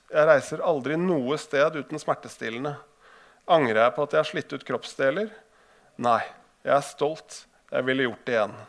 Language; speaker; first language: Norwegian; native; Norwegian